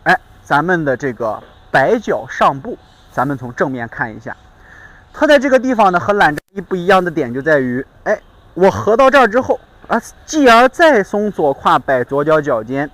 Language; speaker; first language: Chinese; native; Chinese